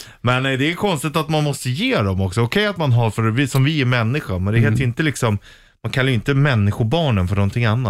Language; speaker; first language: Swedish; native; Swedish